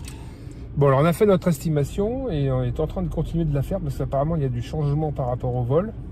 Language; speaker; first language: French; native; French